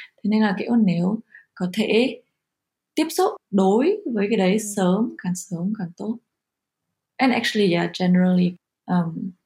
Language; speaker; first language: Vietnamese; early bilingual, heritage; Vietnamese